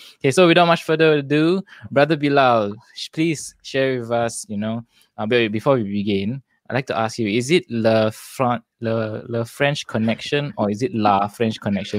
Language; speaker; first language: English; non-native, local second language; Malay